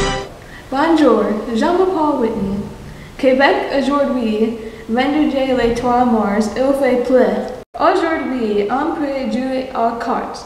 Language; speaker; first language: French; non-native, learner; English